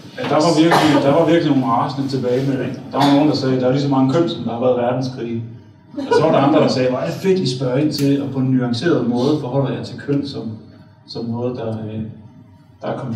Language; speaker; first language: Danish; native; Danish